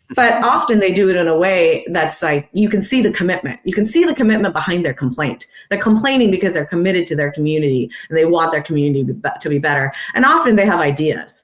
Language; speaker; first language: English; non-native, fluent; Persian